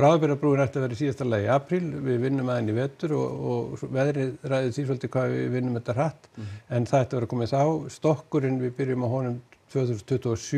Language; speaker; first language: Icelandic; native; Icelandic